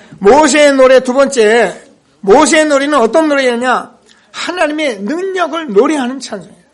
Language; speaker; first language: Korean; native; Korean